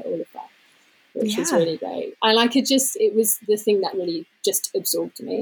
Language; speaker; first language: English; native; English